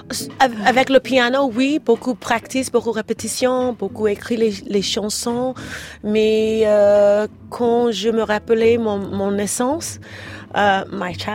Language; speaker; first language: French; non-native, learner; English